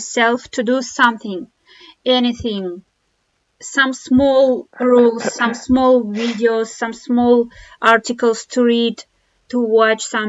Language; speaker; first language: English; non-native, fluent; Russian